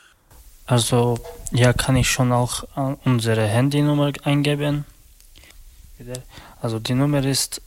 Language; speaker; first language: German; non-native, learner; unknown